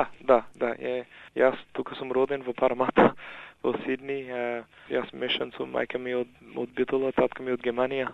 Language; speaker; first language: Macedonian; early bilingual, heritage; Macedonian